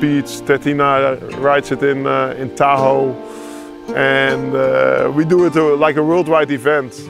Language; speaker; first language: English; non-native, fluent; Dutch